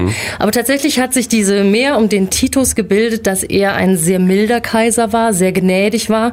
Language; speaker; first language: German; native; German